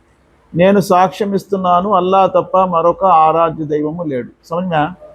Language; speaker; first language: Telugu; non-native, local second language; Urdu